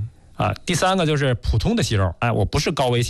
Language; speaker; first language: Chinese; native; Chinese